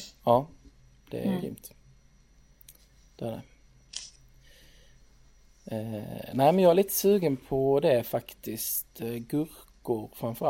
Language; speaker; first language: Swedish; native; Swedish